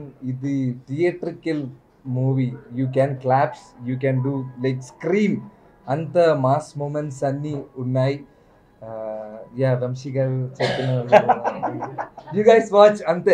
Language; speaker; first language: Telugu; non-native, learner; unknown